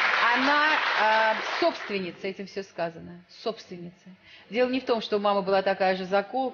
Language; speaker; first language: Russian; native; Russian